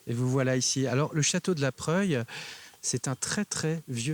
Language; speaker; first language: French; native; French